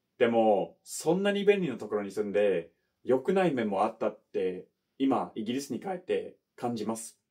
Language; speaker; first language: Japanese; non-native, fluent; English